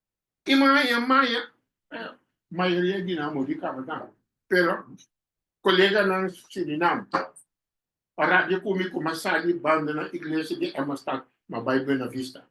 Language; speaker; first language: Portuguese; non-native, learner; Papiamento